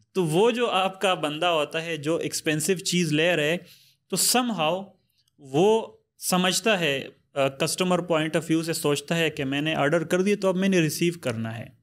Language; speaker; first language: Urdu; non-native, local second language; Pashto